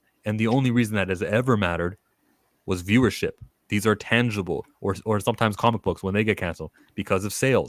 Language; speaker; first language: English; native; English